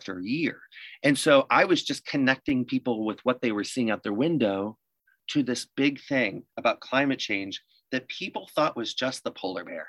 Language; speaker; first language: English; native; English